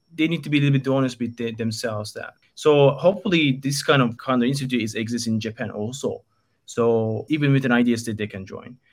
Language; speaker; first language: English; non-native, fluent; Turkish